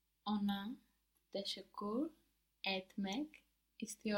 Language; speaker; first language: Turkish; non-native, learner; English